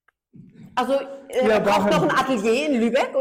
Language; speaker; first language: German; native; German